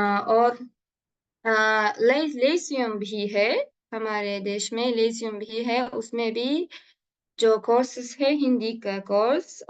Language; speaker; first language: Hindi; non-native, learner; Uzbek